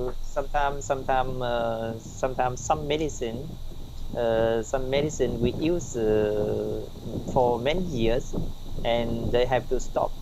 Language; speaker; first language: English; non-native, learner; Vietnamese